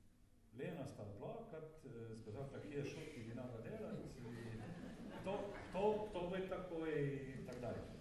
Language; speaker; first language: Russian; non-native, learner; Estonian